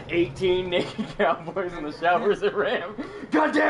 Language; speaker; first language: English; native; English